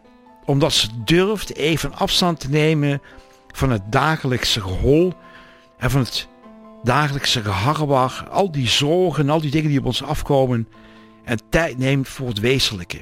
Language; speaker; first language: Dutch; native; Dutch